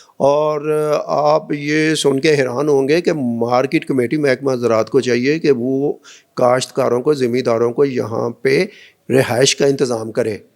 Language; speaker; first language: Urdu; non-native, local second language; Punjabi